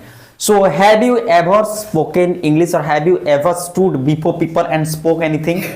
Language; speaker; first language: English; non-native, fluent; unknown